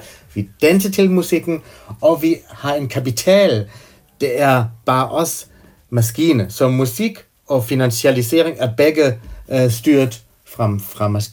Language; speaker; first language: Danish; non-native, fluent; German